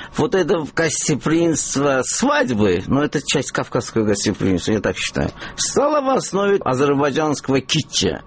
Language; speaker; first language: Russian; non-native, local second language; Azerbaijani